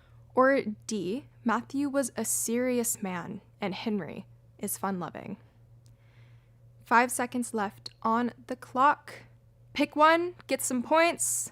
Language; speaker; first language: English; native; English